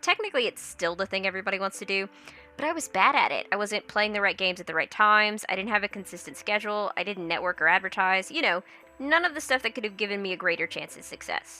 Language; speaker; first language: English; native; English